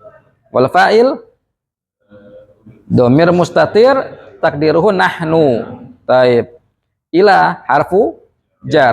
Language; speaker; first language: Arabic; non-native, fluent; Indonesian